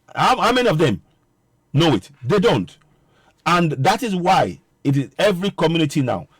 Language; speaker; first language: English; non-native, local second language; Yoruba